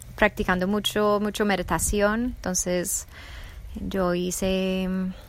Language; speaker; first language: Spanish; non-native, fluent; English